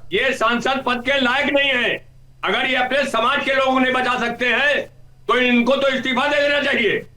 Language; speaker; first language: Hindi; native; Hindi